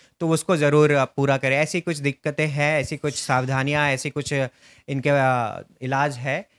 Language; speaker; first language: Hindi; native; Hindi